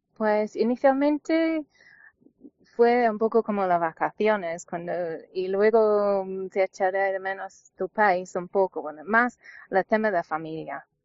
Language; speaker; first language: Spanish; non-native, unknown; English